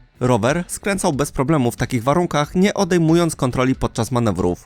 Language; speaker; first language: Polish; native; Polish